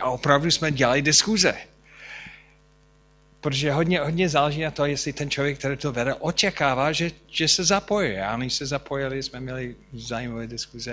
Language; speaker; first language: Czech; non-native, fluent; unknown